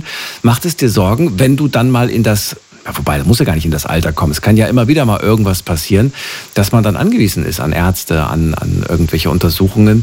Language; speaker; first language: German; native; German